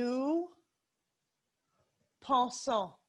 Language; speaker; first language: French; non-native, fluent; English